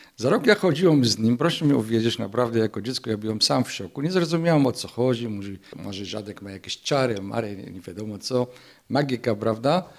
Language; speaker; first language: Polish; non-native, fluent; Arabic